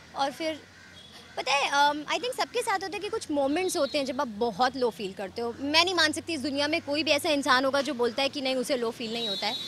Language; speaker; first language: Hindi; native; Hindi